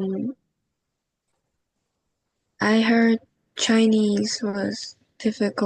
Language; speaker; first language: English; non-native, fluent; Korean